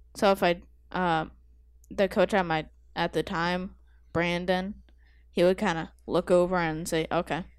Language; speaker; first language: English; native; English